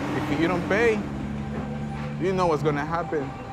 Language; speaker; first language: English; early bilingual, other home language; Spanish